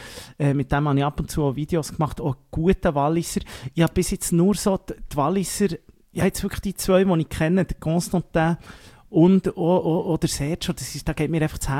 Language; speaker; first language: German; native; German